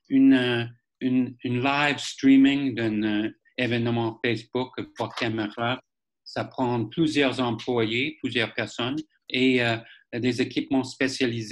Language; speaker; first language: French; non-native, fluent; English